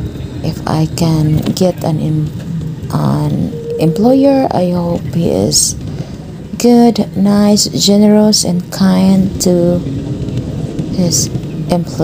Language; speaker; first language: English; non-native, local second language; Filipino